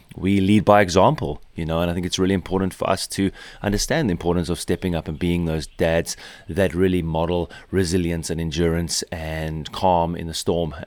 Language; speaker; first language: English; native; English